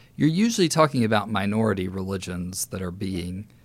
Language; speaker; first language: English; native; English